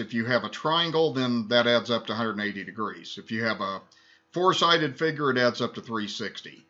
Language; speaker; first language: English; native; English